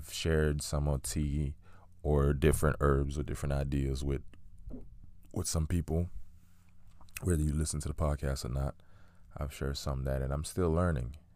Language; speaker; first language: English; early bilingual, other home language; Haitian Creole